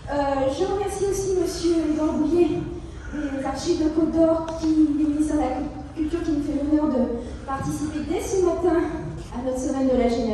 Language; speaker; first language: French; native; French